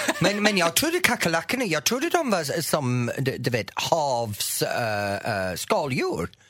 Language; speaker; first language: Swedish; non-native, fluent; English